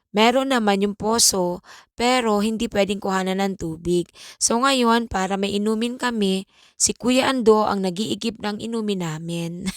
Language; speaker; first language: Filipino; native; Filipino